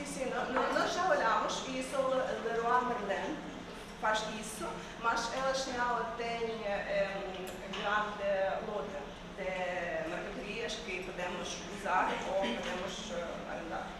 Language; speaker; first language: Portuguese; non-native, learner; Ukrainian